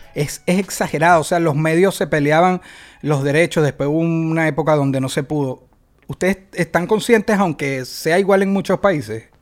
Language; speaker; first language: Spanish; native; Spanish